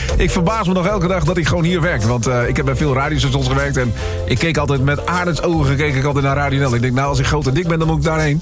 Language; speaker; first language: Dutch; native; Dutch